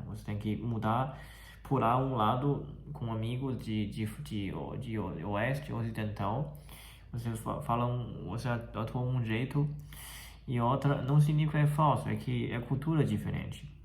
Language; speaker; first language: Portuguese; non-native, fluent; Chinese